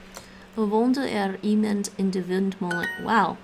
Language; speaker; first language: Dutch; non-native, learner; English